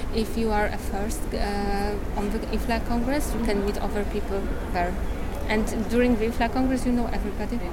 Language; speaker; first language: English; non-native, learner; Polish